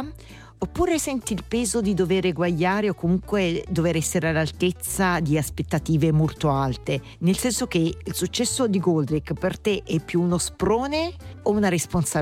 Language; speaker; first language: Italian; native; Italian